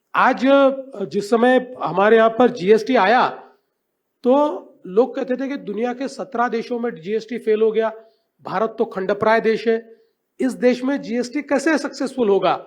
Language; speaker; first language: Hindi; non-native, local second language; Marathi